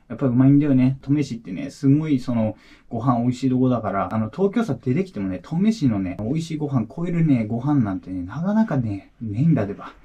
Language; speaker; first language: Japanese; native; Japanese